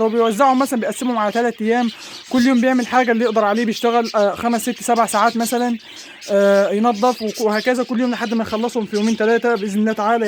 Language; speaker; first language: Arabic; native; Arabic